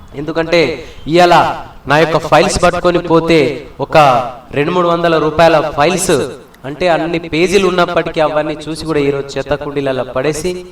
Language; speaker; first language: Telugu; non-native, local second language; Lambadi